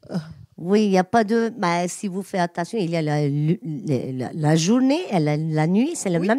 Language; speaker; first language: French; non-native, learner; Turkish